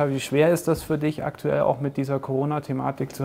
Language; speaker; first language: German; native; German